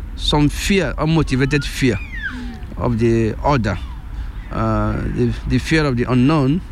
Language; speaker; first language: English; non-native, local second language; Igbo